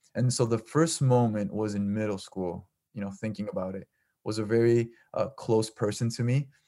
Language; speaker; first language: English; early bilingual, other home language; Spanish